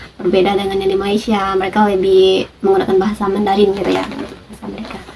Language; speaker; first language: Indonesian; native; Indonesian